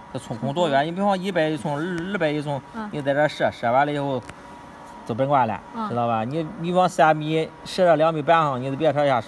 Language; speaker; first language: Chinese; native; Chinese